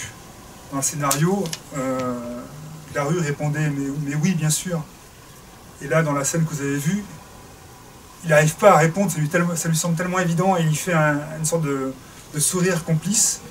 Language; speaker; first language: French; native; French